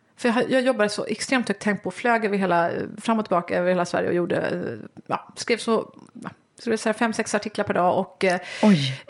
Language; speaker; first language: Swedish; native; Swedish